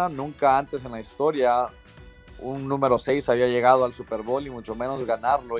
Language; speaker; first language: Spanish; native; Spanish